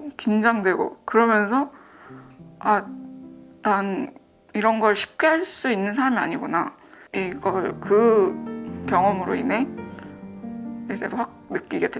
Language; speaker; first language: Korean; early bilingual, other home language; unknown